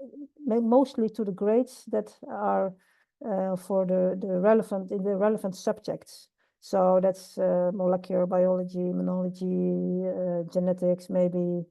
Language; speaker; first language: English; non-native, fluent; Dutch